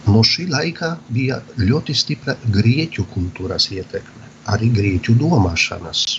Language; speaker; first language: Latvian; non-native, fluent; Polish